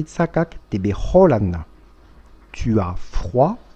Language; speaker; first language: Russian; non-native, fluent; French